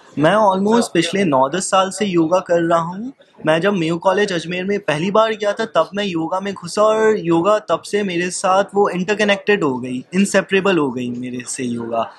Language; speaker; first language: Hindi; native; Hindi